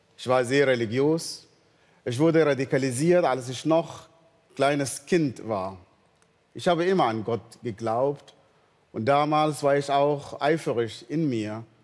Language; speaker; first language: German; non-native, fluent; Arabic